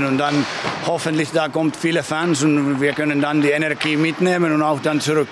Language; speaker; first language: German; non-native, fluent; Finnish